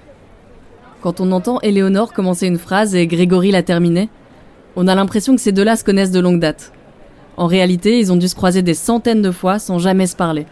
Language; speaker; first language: French; native; French